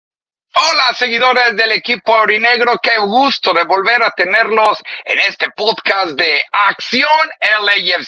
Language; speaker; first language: Spanish; native; Spanish